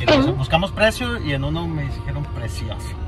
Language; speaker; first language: Spanish; native; Spanish